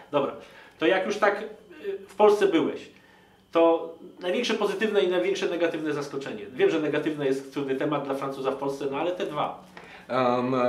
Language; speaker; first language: Polish; native; Polish